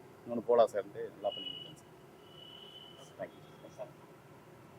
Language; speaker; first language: Tamil; native; Tamil